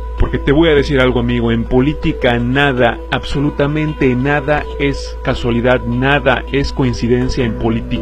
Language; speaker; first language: Spanish; native; Spanish